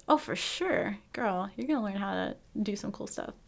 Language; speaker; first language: English; native; English